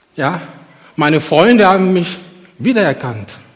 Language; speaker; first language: German; non-native, fluent; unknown